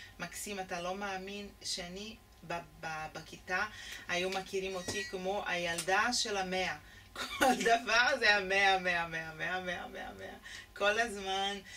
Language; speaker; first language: Hebrew; non-native, fluent; Portuguese